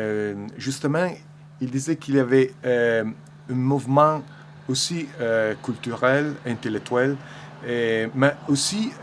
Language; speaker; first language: French; non-native, learner; Italian